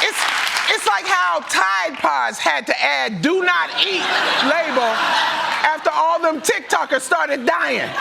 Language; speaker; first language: English; native; English